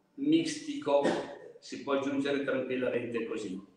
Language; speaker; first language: Italian; native; Italian